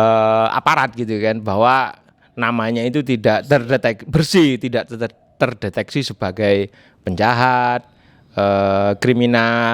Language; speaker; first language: Indonesian; native; Indonesian